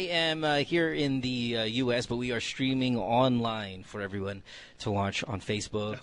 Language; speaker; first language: English; non-native, local second language; Filipino